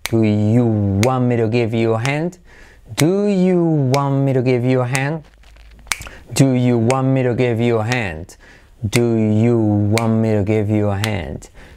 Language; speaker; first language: English; non-native, fluent; Spanish